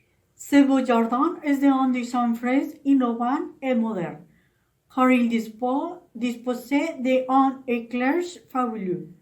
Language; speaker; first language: French; non-native, learner; Spanish